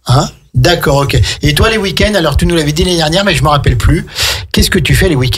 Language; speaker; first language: French; native; French